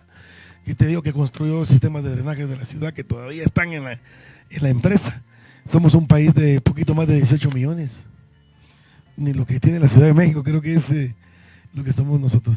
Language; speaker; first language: Spanish; native; Spanish